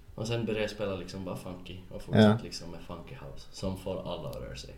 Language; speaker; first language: Swedish; early bilingual, other home language; Arabic